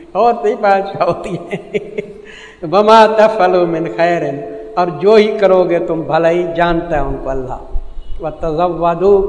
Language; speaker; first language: Urdu; non-native, local second language; Saraiki